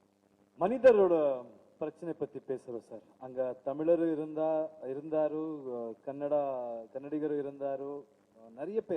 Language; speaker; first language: Tamil; non-native, learner; Kannada